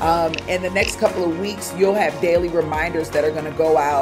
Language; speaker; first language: English; native; English